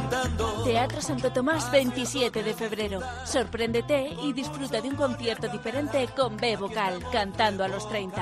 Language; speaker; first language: Spanish; native; Spanish